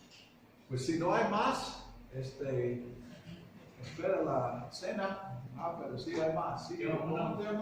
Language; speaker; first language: Spanish; non-native, fluent; English